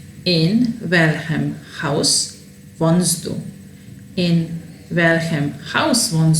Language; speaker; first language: German; non-native, fluent; Serbian